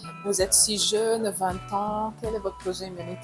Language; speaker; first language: French; native; French